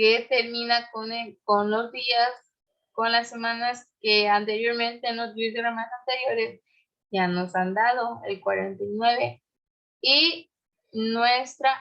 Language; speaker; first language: Spanish; native; Spanish